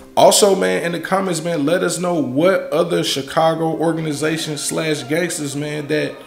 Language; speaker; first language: English; native; English